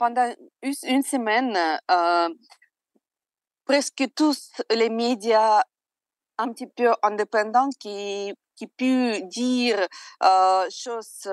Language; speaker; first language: French; non-native, fluent; Russian